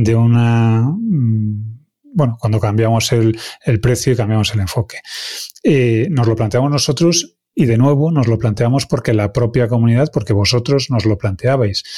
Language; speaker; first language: Spanish; non-native, local second language; Galician